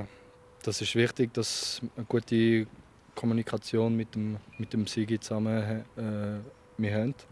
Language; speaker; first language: German; non-native, local second language; French